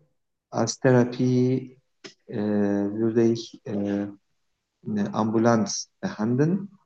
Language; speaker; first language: German; non-native, learner; Turkish